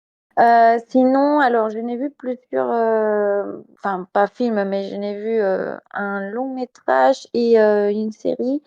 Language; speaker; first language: French; non-native, fluent; Spanish